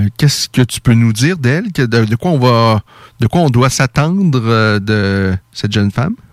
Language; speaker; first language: French; native; French